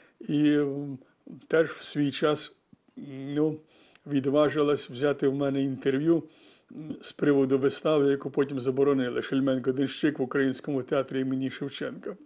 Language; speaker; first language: Ukrainian; native; Ukrainian